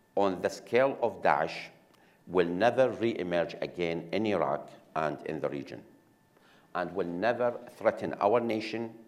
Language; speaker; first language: English; non-native, fluent; Arabic